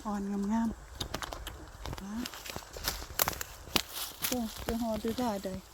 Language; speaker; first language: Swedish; non-native, learner; Thai